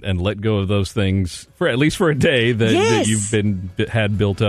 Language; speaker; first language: English; native; English